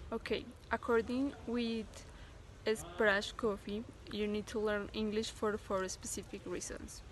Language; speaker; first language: English; non-native, learner; Spanish